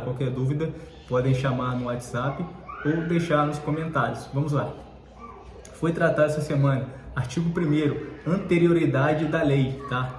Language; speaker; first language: Portuguese; native; Portuguese